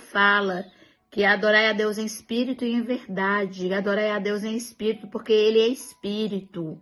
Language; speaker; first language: Portuguese; native; Portuguese